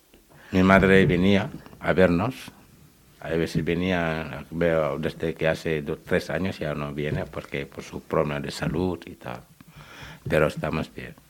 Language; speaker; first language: Spanish; non-native, learner; Wolof